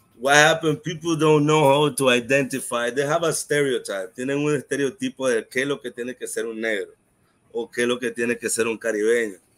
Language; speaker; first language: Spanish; non-native, local second language; English